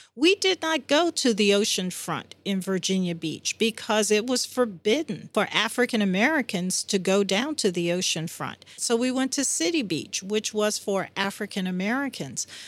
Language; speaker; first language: English; native; English